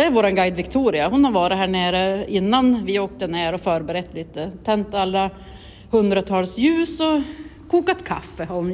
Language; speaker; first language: Swedish; native; Swedish